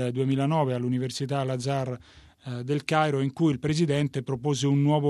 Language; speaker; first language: Italian; native; Italian